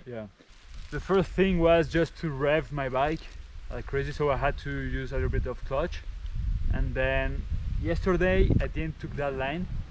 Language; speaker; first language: English; non-native, fluent; Spanish